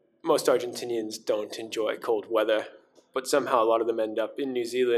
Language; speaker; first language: English; native; English